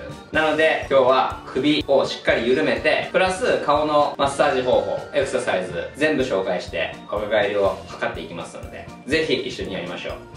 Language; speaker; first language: Japanese; native; Japanese